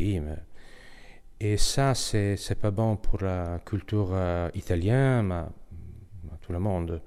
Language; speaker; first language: French; non-native, learner; Italian